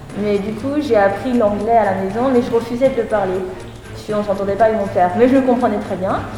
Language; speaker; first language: French; early bilingual, other home language; Thai